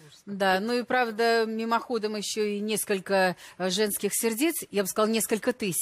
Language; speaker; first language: Russian; native; Russian